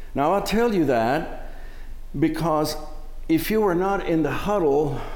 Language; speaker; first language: English; early bilingual, other home language; Spanish